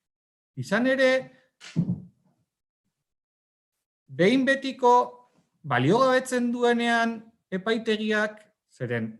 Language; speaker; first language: Basque; native; Basque